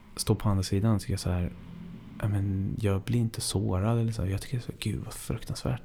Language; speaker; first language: Swedish; non-native, fluent; Persian